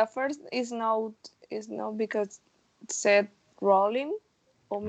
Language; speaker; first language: English; non-native, learner; Spanish